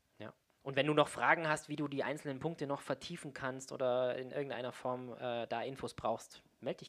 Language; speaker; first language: German; native; German